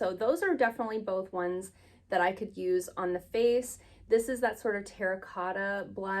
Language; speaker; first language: English; native; English